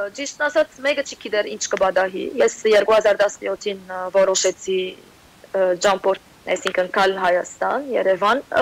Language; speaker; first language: Armenian; early bilingual, heritage; Armenian